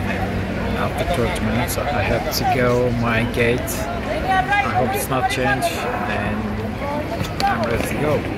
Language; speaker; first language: English; non-native, learner; Turkish